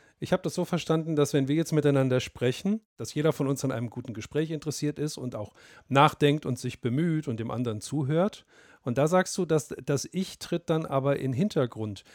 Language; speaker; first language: German; native; German